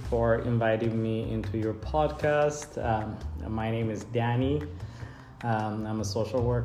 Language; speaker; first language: English; non-native, fluent; Amharic